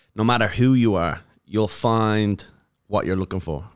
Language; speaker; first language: English; native; English